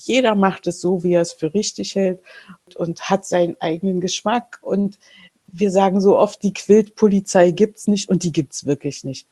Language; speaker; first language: German; native; German